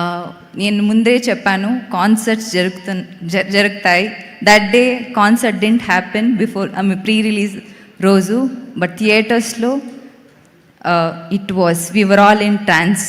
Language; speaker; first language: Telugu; non-native, local second language; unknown